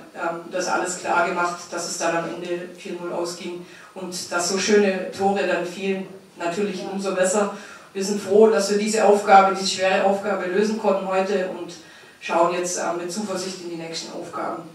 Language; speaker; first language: German; native; German